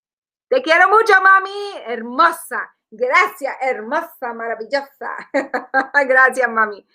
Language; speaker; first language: Spanish; early bilingual, heritage; Spanish